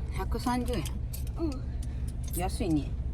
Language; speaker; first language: Japanese; non-native, fluent; Filipino